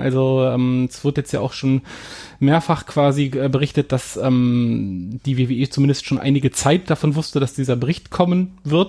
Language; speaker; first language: German; native; German